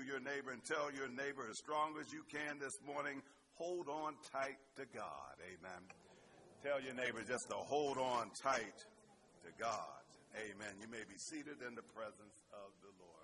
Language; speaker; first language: English; native; English